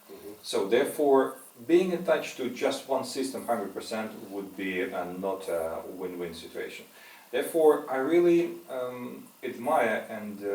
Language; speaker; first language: English; non-native, fluent; Russian